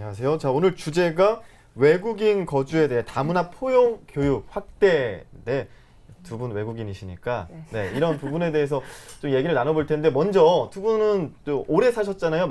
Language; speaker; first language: Korean; native; Korean